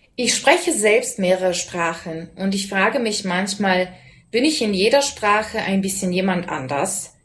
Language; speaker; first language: German; non-native, fluent; Serbian